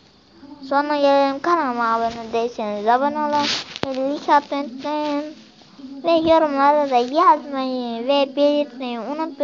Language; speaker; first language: Turkish; native; Turkish